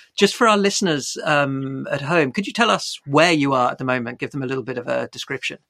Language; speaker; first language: English; native; English